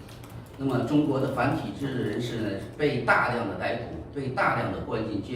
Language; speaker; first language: Chinese; native; Chinese